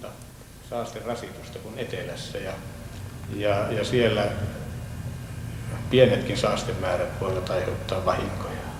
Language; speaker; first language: Finnish; native; Finnish